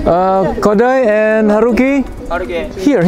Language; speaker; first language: English; non-native, learner; Indonesian